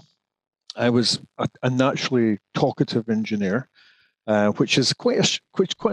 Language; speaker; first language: English; native; English